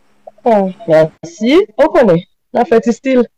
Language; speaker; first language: French; non-native, local second language; Haitian Creole